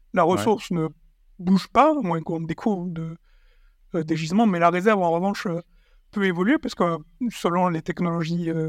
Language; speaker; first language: French; native; French